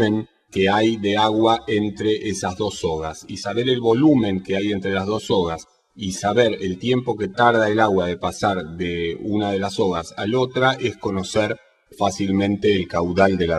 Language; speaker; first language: Spanish; native; Spanish